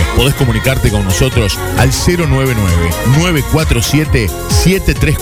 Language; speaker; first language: Spanish; native; Spanish